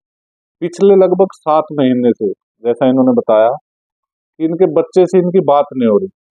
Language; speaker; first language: Hindi; native; Hindi